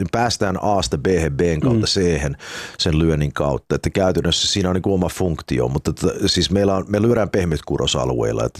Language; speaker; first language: Finnish; early bilingual, heritage; Finnish